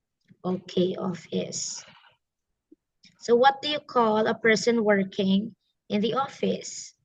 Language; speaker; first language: English; non-native, fluent; Filipino